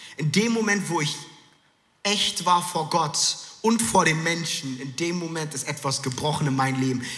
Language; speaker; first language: German; native; German